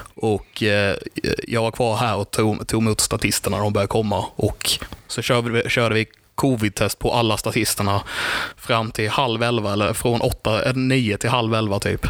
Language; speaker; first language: Swedish; native; Swedish